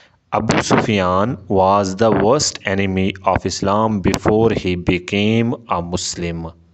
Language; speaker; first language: English; non-native, local second language; Urdu